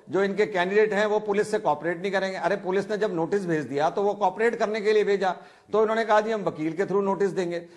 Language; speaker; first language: Hindi; native; Hindi